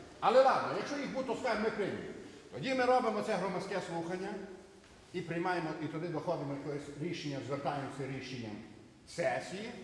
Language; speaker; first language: Ukrainian; native; Ukrainian